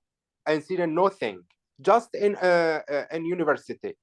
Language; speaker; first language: English; non-native, learner; Arabic